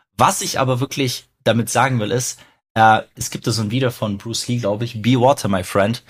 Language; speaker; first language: German; early bilingual, other home language; Russian